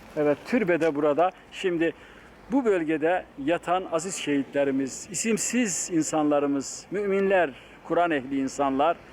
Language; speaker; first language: Turkish; native; Turkish